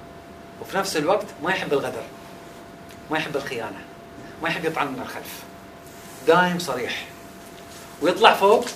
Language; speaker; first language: Arabic; native; Arabic